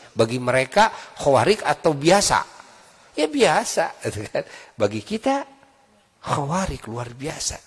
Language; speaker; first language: Indonesian; non-native, local second language; Sundanese